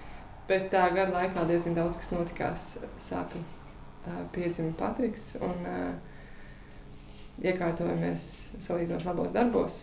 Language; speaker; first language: Latvian; native; Latvian